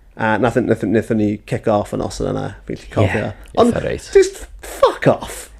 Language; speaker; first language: Welsh; native; Welsh